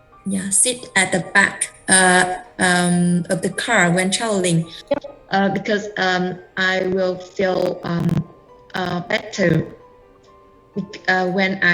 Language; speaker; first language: English; non-native, learner; Vietnamese